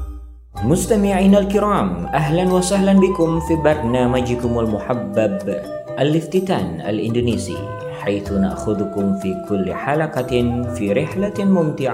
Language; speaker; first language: Arabic; non-native, fluent; Indonesian